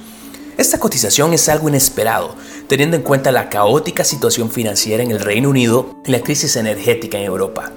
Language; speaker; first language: Spanish; native; Spanish